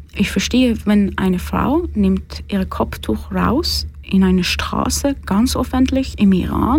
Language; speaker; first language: German; non-native, fluent; Persian